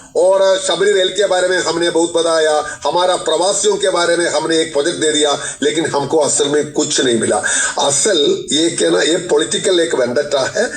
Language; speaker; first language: Hindi; non-native, local second language; Malayalam